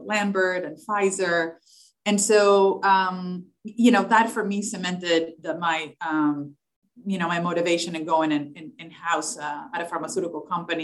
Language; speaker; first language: English; non-native, fluent; Spanish